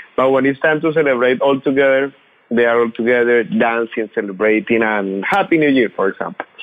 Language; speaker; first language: English; non-native, fluent; Spanish